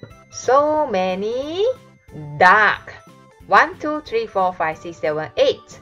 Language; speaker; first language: English; non-native, local second language; Chinese